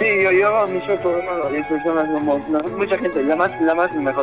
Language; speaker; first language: Spanish; early bilingual, heritage; Spanish